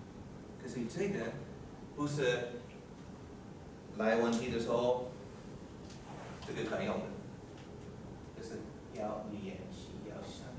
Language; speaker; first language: Chinese; non-native, learner; English